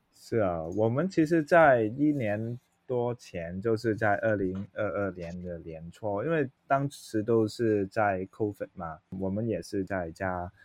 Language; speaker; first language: Chinese; non-native, local second language; Cantonese